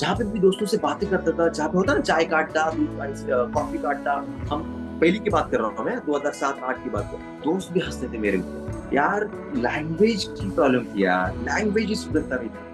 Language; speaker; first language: Hindi; non-native, local second language; Marathi